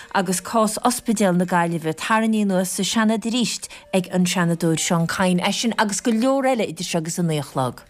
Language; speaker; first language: Irish; native; Irish